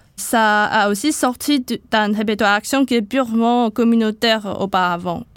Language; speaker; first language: French; non-native, fluent; Chinese